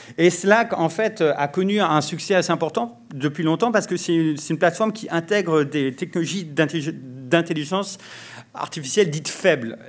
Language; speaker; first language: French; native; French